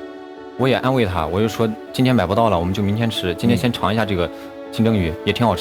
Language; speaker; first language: Chinese; native; Chinese